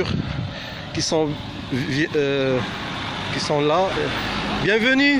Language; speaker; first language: French; non-native, local second language; Arabic